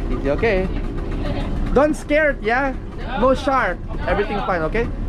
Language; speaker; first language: English; non-native, learner; Indonesian